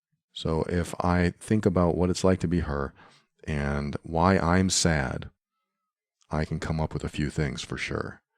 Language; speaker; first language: English; native; English